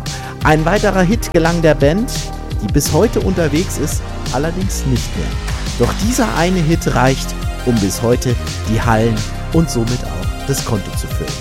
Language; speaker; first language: German; native; German